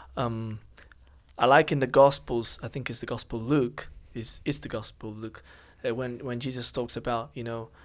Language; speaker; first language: English; non-native, fluent; Portuguese